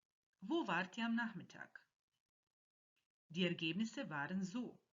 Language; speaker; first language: German; non-native, fluent; Croatian